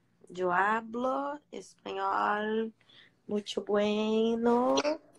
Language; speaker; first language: Spanish; non-native, learner; Portuguese